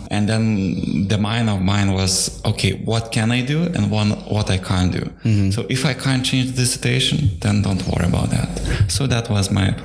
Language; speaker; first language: English; non-native, fluent; Lithuanian